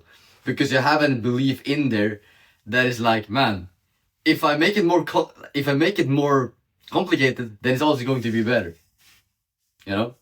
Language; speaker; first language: English; non-native, fluent; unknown